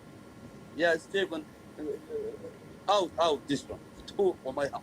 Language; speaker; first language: English; non-native, learner; Somali